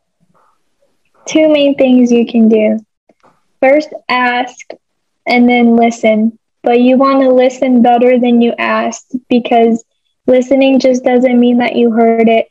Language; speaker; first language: English; early bilingual, other home language; Bosnian